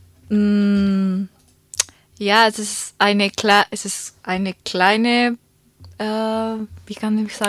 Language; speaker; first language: German; non-native, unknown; Spanish